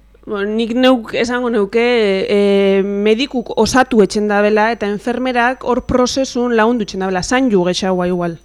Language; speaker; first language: Basque; native; Basque